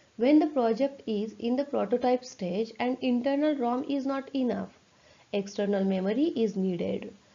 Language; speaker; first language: English; non-native, local second language; Marathi